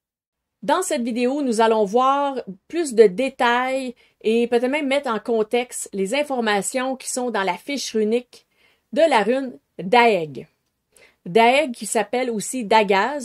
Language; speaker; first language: French; native; French